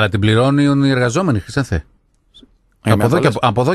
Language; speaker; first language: Greek; native; Greek